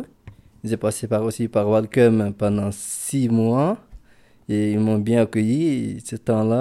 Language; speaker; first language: French; non-native, local second language; Fula